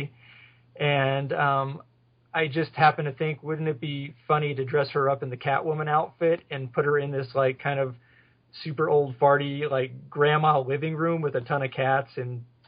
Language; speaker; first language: English; native; English